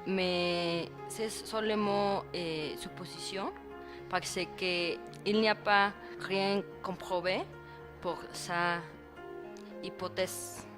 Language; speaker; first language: French; non-native, learner; Spanish